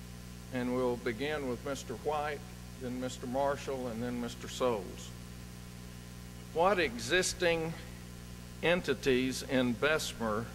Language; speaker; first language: English; native; English